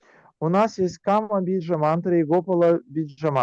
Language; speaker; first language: Russian; native; Russian